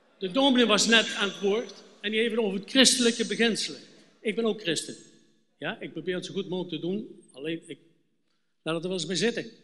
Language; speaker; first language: Dutch; native; Dutch